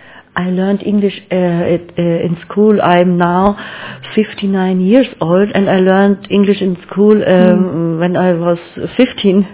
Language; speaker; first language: English; non-native, learner; German